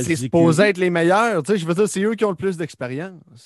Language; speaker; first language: French; native; French